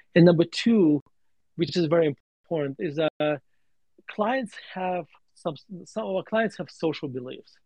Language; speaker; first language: English; non-native, fluent; Russian